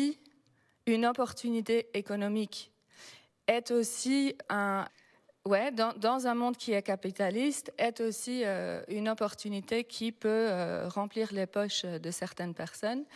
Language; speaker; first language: French; non-native, fluent; Dutch